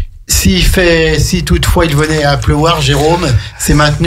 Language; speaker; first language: French; native; French